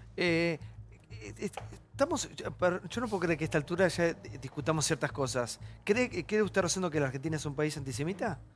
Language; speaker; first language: Spanish; native; Spanish